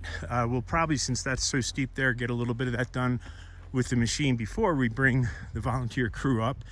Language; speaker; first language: English; native; English